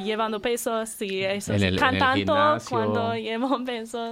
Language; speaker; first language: Spanish; non-native, learner; English